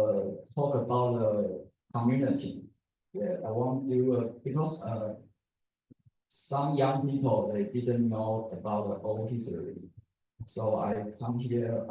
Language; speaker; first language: English; non-native, learner; Chinese